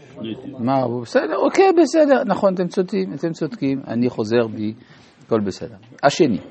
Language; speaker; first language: Hebrew; non-native, fluent; French